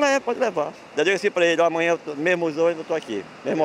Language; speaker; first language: Portuguese; native; Portuguese